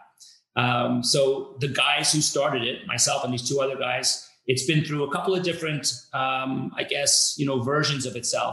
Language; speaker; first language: English; native; English